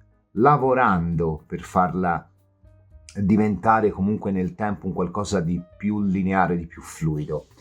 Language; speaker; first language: Italian; native; Italian